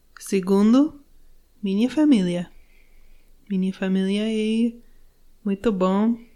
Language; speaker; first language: Portuguese; non-native, learner; English